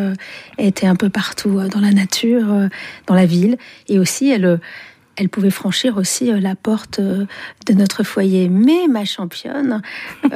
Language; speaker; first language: French; native; French